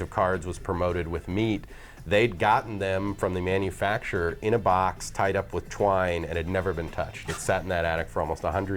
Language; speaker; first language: English; native; English